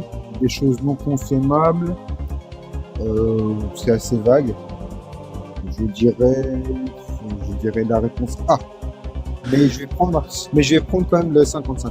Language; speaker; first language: French; native; French